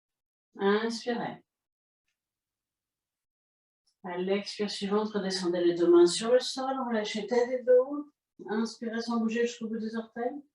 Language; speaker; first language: French; native; French